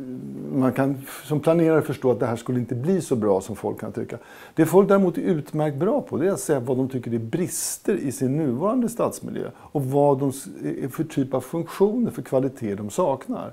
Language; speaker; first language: Swedish; native; Swedish